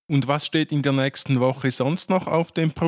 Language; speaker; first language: German; native; German